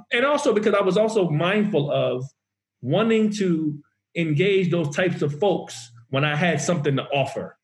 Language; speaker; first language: English; native; English